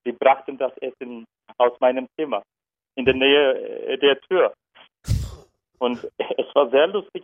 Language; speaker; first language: German; non-native, learner; Turkish